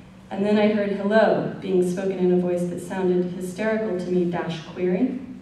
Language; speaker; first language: English; native; English